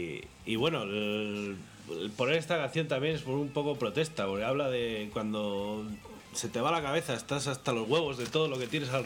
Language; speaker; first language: Spanish; native; Spanish